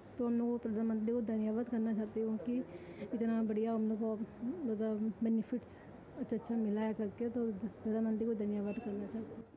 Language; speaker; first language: Hindi; native; Hindi